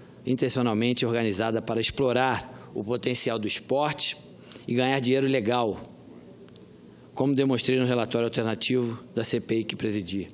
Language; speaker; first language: Portuguese; native; Portuguese